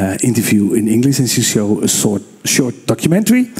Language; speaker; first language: English; non-native, fluent; Dutch